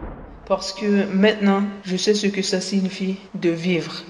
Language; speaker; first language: French; non-native, learner; Turkish